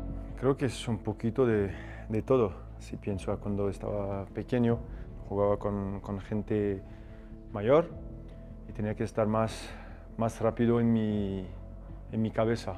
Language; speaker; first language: Spanish; non-native, fluent; French